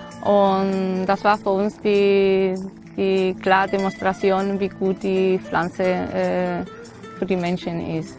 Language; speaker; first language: German; non-native, fluent; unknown